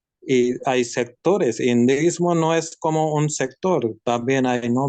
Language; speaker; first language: Spanish; non-native, learner; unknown